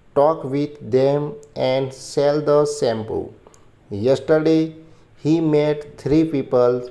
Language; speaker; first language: English; non-native, local second language; Gujarati